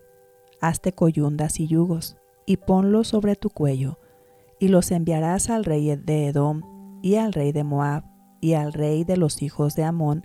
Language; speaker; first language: Spanish; native; Spanish